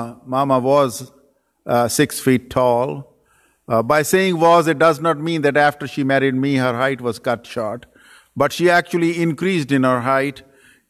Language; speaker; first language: English; non-native, local second language; Urdu